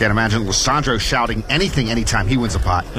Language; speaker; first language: English; native; English